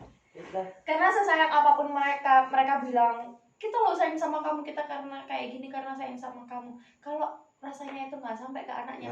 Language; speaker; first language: Indonesian; native; Indonesian